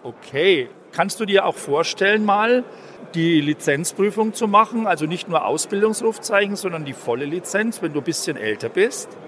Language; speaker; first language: German; native; German